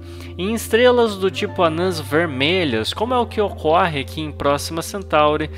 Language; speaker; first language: Portuguese; native; Portuguese